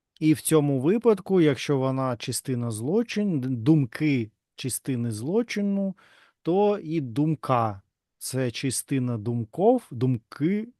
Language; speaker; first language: Ukrainian; non-native, learner; Russian